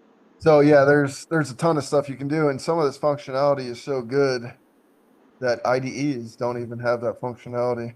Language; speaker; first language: English; native; English